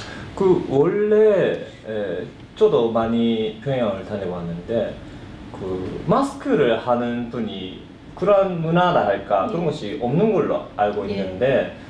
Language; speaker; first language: Korean; early bilingual, heritage; Korean